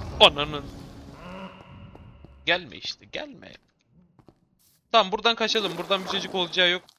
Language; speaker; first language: Turkish; native; Turkish